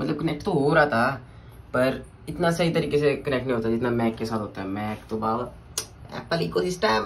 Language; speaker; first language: Hindi; native; Hindi